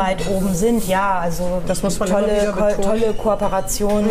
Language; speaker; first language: German; native; German